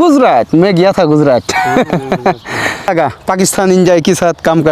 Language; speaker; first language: Hindi; non-native, learner; Bangla